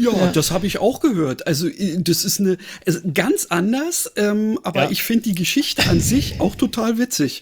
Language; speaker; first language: German; native; German